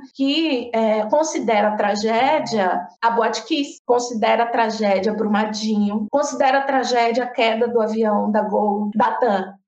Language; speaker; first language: Portuguese; native; Portuguese